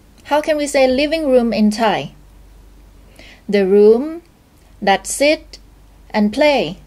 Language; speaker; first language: English; non-native, fluent; Thai